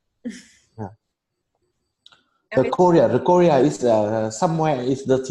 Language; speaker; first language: English; non-native, learner; Vietnamese